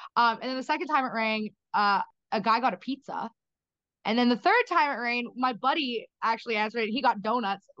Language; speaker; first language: English; native; English